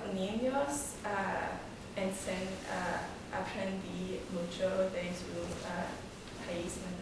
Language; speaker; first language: Spanish; non-native, learner; English